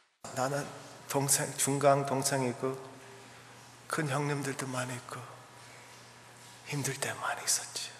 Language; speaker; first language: Korean; early bilingual, heritage; English